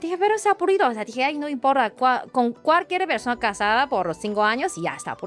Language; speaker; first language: Spanish; non-native, learner; Chinese